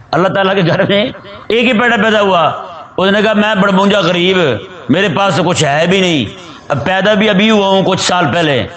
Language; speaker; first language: Urdu; non-native, local second language; Punjabi